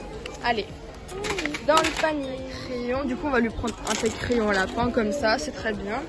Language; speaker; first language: French; native; French